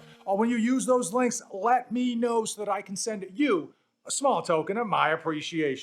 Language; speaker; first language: English; native; English